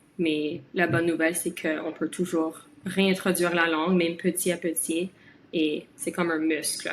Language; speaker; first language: French; early bilingual, other home language; Italian